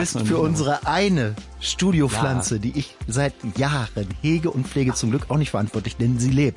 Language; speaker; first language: German; native; German